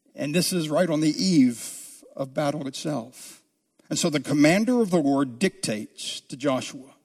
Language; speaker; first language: English; native; English